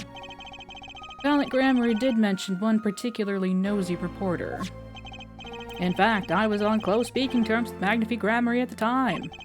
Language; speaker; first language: English; native; English